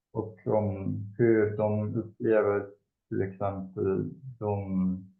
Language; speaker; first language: Swedish; non-native, fluent; Spanish